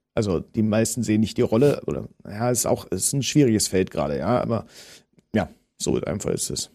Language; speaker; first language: German; native; German